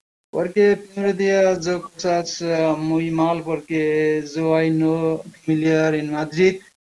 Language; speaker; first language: Spanish; non-native, learner; Bangla